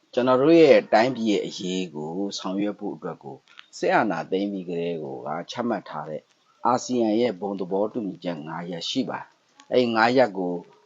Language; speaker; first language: Burmese; non-native, local second language; Pa'o Karen